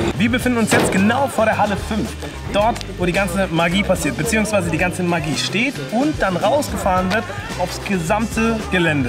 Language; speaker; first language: German; native; German